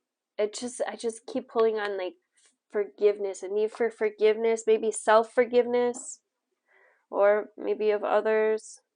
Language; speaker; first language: English; native; English